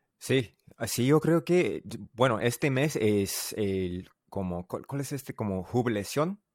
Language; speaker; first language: Spanish; non-native, learner; English